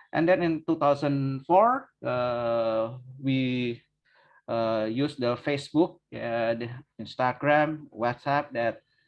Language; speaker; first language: English; non-native, learner; Indonesian